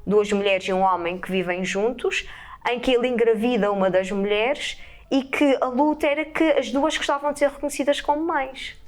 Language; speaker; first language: Portuguese; native; Portuguese